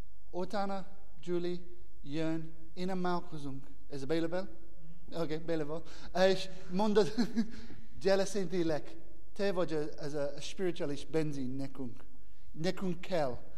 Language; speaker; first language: Hungarian; non-native, learner; English